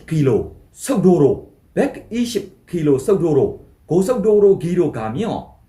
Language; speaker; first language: Korean; non-native, learner; Burmese